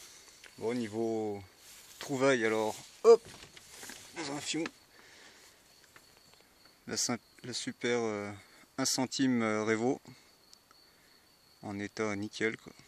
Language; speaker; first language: French; native; French